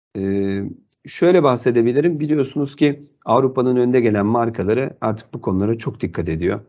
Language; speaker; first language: Turkish; native; Turkish